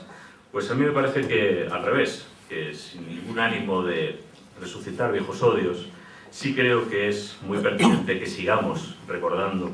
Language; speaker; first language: Spanish; native; Spanish